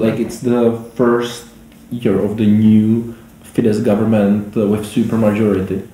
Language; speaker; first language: English; non-native, fluent; Czech